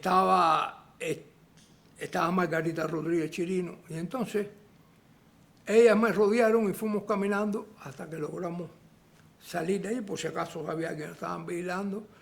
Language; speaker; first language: Spanish; native; Spanish